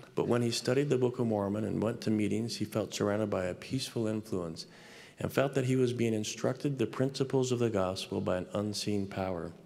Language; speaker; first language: English; native; English